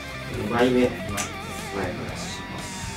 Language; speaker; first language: Japanese; native; Japanese